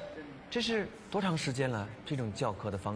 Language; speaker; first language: Chinese; native; Chinese